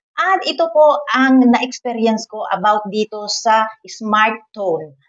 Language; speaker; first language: Filipino; native; Filipino